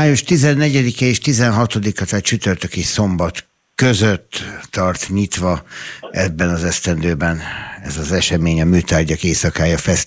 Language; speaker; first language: Hungarian; native; Hungarian